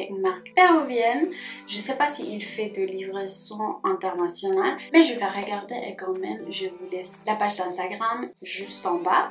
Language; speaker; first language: French; non-native, fluent; Spanish